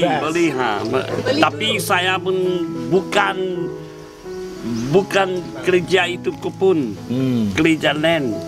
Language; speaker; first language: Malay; non-native, local second language; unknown